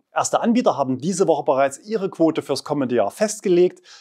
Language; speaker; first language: German; native; German